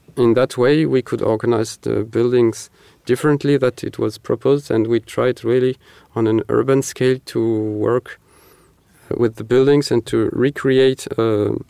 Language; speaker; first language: English; non-native, fluent; French